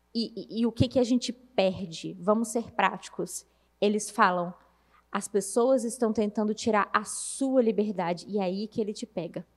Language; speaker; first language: Portuguese; native; Portuguese